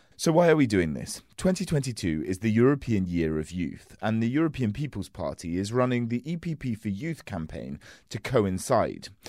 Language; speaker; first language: English; native; English